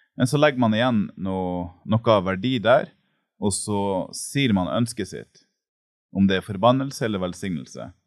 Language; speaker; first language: Norwegian; native; Norwegian